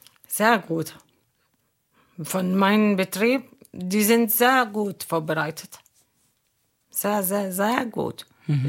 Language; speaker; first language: German; non-native, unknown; Arabic